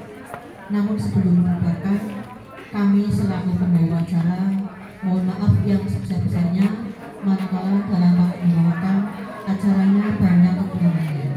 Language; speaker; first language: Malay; non-native, local second language; Javanese